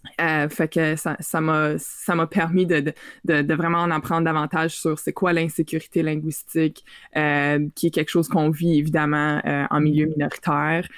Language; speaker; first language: French; native; French